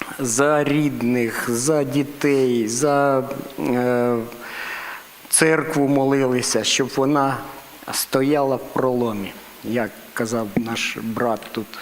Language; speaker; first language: Ukrainian; non-native, local second language; Russian